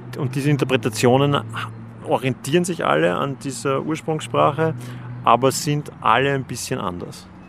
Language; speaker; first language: German; native; German